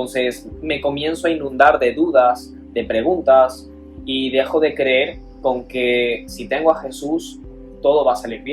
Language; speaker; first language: Spanish; native; Spanish